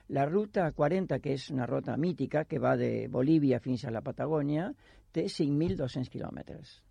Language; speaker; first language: Catalan; non-native, fluent; Spanish